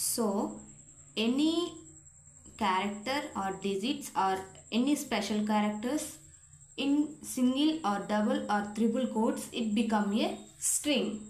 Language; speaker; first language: English; non-native, local second language; Telugu